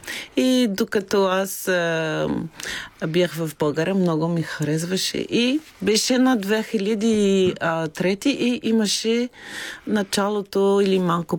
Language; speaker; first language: Bulgarian; non-native, learner; French